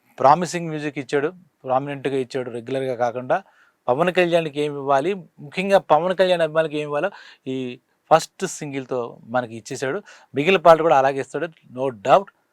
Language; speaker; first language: Telugu; native; Telugu